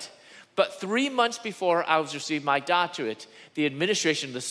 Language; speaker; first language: English; native; English